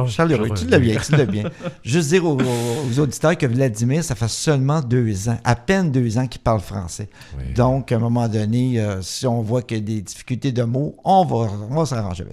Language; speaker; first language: French; native; French